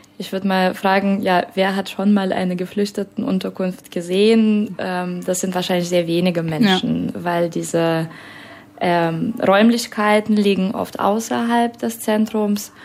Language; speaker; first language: German; non-native, fluent; Russian